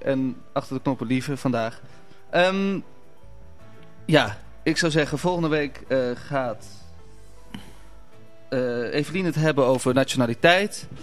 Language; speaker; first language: Dutch; native; Dutch